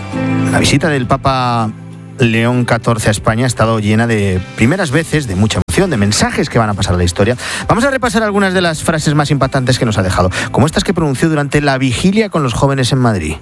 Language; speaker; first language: Spanish; native; Spanish